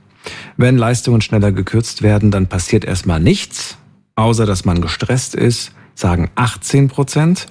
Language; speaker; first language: German; native; German